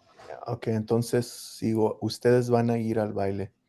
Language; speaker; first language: Spanish; early bilingual, heritage; English